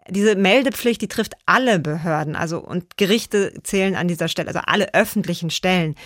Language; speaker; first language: German; native; German